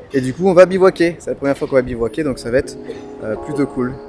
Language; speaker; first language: French; native; French